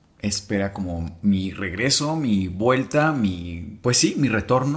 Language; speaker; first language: Spanish; native; Spanish